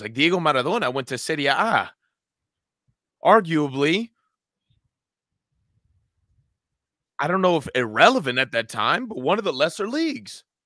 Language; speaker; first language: English; early bilingual, other home language; Spanish